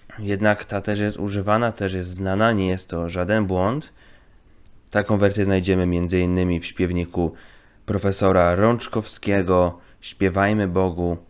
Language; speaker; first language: Polish; native; Polish